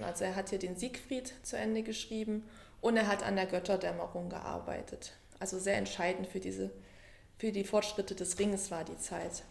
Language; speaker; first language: German; native; German